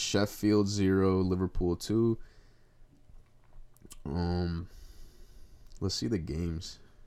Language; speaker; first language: English; early bilingual, other home language; Spanish